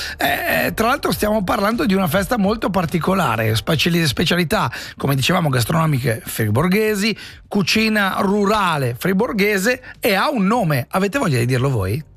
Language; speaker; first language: Italian; native; Italian